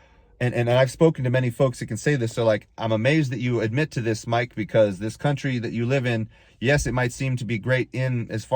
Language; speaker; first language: English; native; English